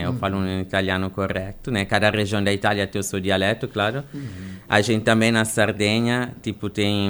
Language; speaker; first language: Portuguese; non-native, fluent; Italian